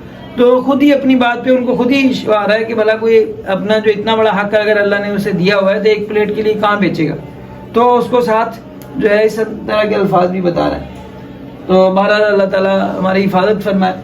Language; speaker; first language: Urdu; native; Urdu